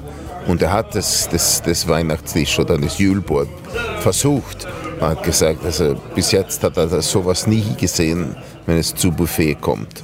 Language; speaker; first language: German; early bilingual, heritage; German